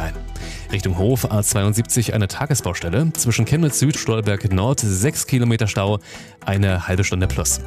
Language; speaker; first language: German; native; German